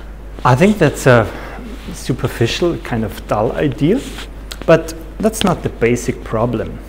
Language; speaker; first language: English; non-native, fluent; German